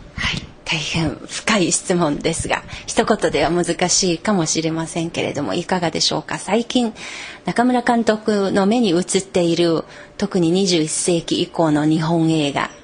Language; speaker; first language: Japanese; non-native, fluent; Chinese